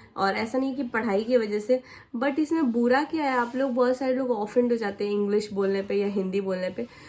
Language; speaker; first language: Hindi; native; Hindi